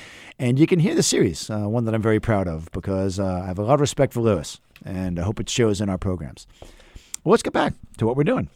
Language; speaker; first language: English; native; English